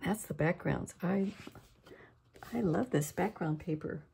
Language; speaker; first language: English; native; English